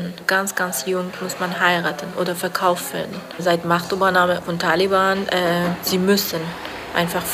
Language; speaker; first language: German; non-native, learner; Persian